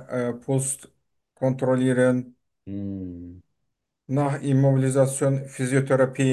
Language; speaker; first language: German; non-native, learner; Turkish